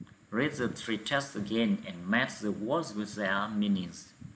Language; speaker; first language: English; non-native, fluent; Vietnamese